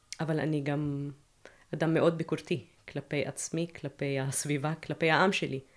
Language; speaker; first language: Hebrew; non-native, local second language; Arabic